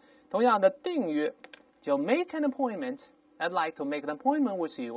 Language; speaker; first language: English; non-native, fluent; Chinese